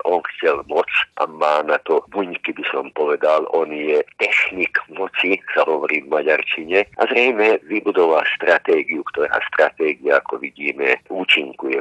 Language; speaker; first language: Slovak; non-native, local second language; Hungarian